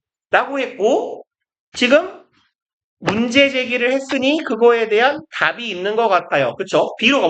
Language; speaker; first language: Korean; native; Korean